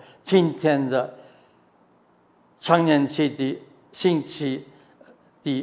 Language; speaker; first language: Chinese; non-native, fluent; German